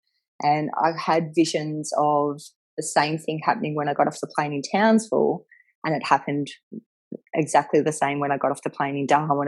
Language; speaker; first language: English; native; English